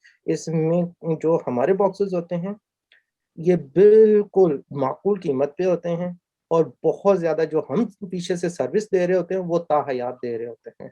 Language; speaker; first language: Urdu; native; Urdu